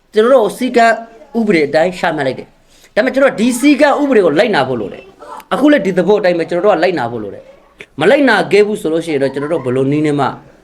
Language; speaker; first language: Burmese; non-native, local second language; Rohingya